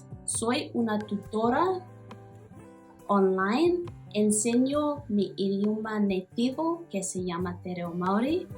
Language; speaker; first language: Spanish; non-native, learner; Māori